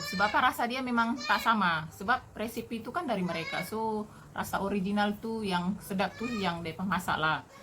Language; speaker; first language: Indonesian; native; Indonesian